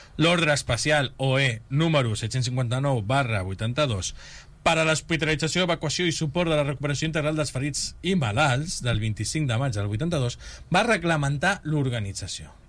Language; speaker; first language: Catalan; non-native, local second language; Spanish